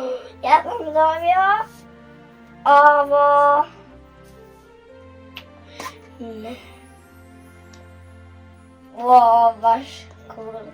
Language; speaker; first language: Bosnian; early bilingual, heritage; Serbian